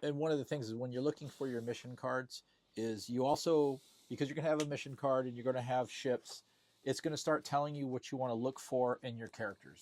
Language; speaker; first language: English; native; English